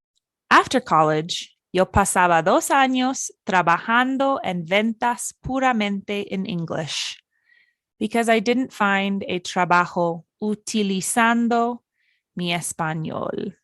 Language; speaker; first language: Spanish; non-native, fluent; English